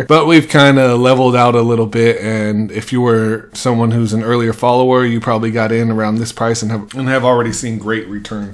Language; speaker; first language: English; native; English